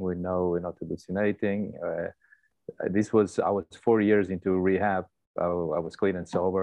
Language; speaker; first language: English; non-native, fluent; Portuguese